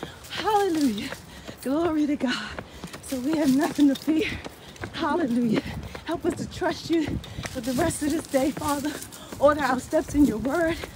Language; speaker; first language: English; native; English